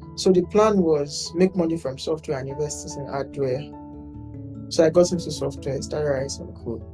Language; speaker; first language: English; non-native, local second language; Yoruba